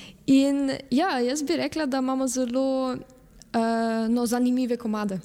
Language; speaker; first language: Slovenian; early bilingual, heritage; Slovenian